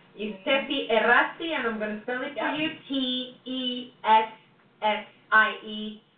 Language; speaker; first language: English; non-native, fluent; Spanish